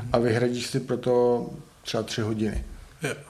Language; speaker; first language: Czech; native; Czech